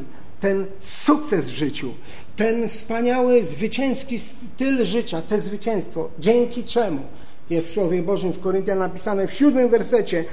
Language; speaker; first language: Polish; native; Polish